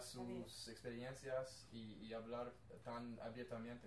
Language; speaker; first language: Spanish; non-native, learner; English